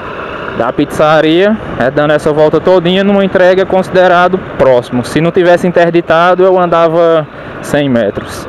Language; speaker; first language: Portuguese; native; Portuguese